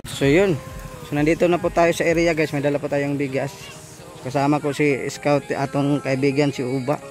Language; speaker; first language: Filipino; non-native, local second language; Cebuano